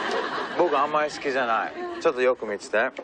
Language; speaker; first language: Japanese; early bilingual, heritage; English